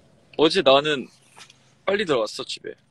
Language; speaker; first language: Korean; native; Korean